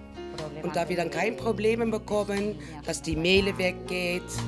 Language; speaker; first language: German; non-native, fluent; Spanish